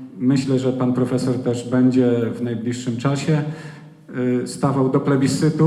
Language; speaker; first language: Polish; native; Polish